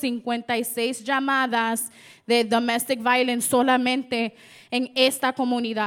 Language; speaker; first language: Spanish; early bilingual, heritage; Spanish